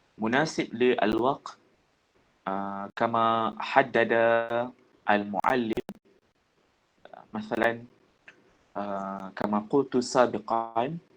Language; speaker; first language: Arabic; non-native, fluent; Malay